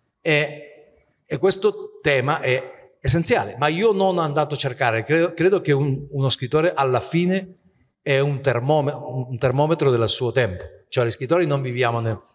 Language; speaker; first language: Italian; non-native, fluent; Spanish